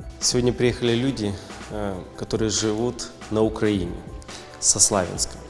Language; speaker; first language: Ukrainian; non-native, local second language; Russian